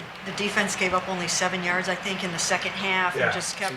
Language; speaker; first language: English; native; English